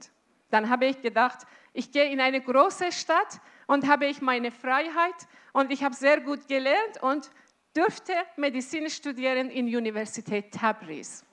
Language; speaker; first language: German; non-native, fluent; Azerbaijani